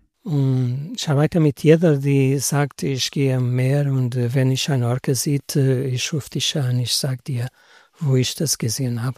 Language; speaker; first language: German; non-native, learner; Portuguese